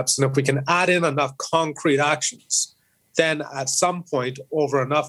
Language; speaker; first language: English; native; English